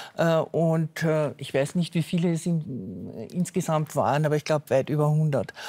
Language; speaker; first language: German; native; German